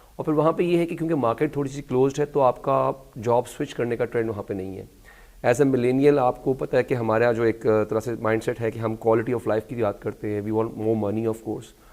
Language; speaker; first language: Urdu; native; Urdu